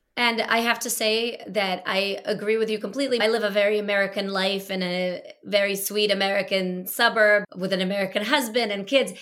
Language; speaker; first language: English; early bilingual, other home language; Russian